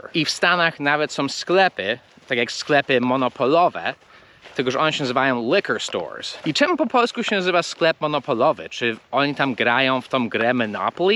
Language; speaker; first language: Polish; early bilingual, heritage; English